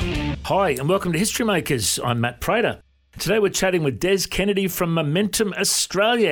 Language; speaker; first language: English; native; English